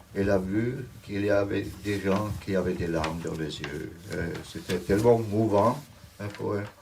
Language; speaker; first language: French; non-native, learner; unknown